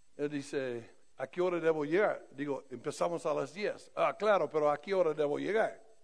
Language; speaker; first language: Spanish; non-native, fluent; English